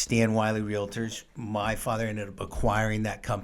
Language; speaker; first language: English; native; English